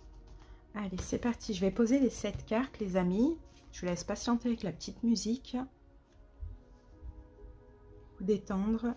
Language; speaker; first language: French; native; French